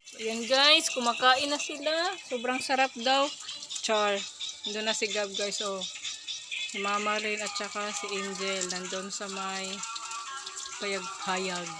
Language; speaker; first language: Filipino; non-native, local second language; Cebuano